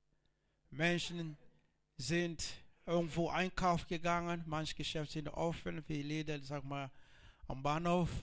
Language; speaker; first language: German; non-native, learner; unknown